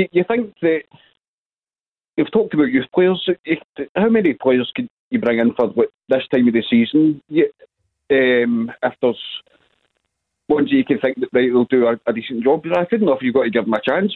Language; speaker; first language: English; native; English